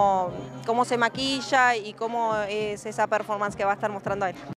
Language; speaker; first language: Spanish; native; Spanish